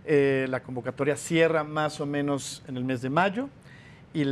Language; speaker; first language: Spanish; native; Spanish